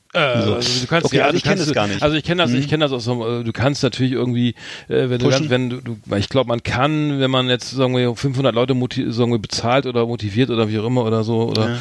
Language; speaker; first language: German; native; German